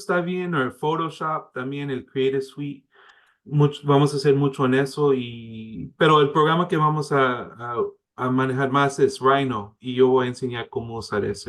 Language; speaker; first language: Spanish; early bilingual, heritage; English